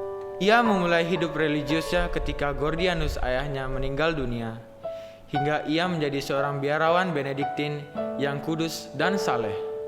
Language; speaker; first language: Indonesian; native; Indonesian